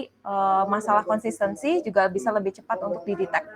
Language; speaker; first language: Indonesian; native; Indonesian